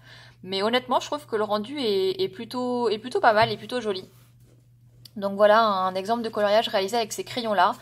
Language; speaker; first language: French; native; French